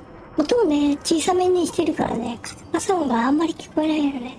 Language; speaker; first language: Japanese; native; Japanese